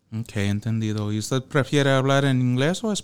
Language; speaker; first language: Spanish; non-native, fluent; English